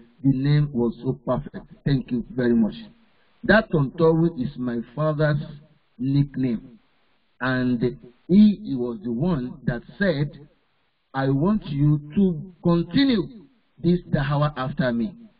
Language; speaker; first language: English; non-native, local second language; Yoruba